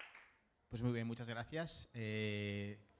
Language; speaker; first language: Spanish; native; Spanish